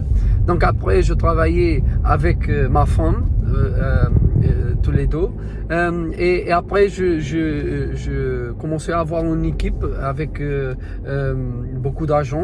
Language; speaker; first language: French; non-native, learner; Portuguese